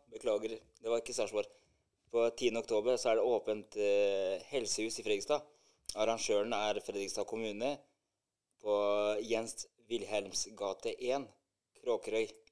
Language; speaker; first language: Norwegian; early bilingual, other home language; Albanian